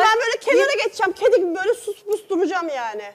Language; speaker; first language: Turkish; native; Turkish